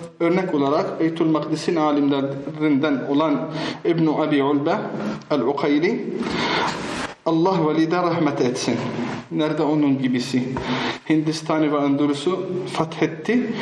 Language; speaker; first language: Turkish; non-native, fluent; Arabic